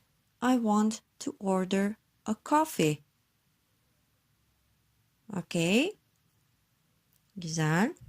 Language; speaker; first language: English; non-native, learner; Turkish